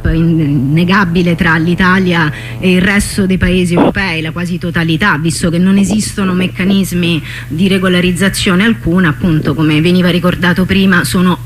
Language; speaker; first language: Italian; native; Italian